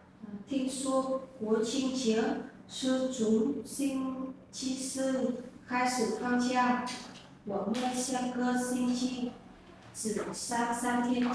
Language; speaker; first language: Chinese; non-native, learner; Vietnamese